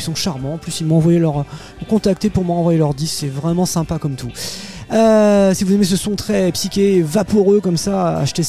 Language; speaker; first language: French; native; French